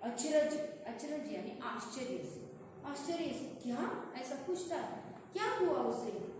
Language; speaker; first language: Hindi; non-native, local second language; Kannada